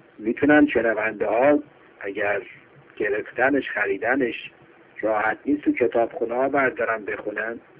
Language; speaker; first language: Persian; non-native, local second language; Azerbaijani